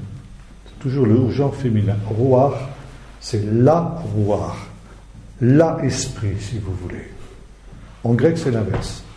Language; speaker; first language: French; native; French